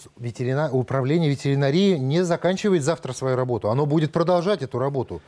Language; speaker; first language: Russian; native; Russian